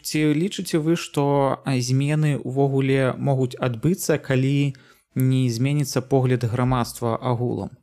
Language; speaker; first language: Belarusian; non-native, local second language; Russian